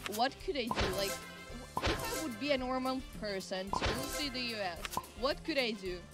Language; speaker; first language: English; non-native, fluent; Latvian